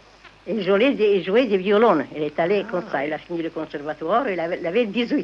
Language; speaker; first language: French; non-native, fluent; Italian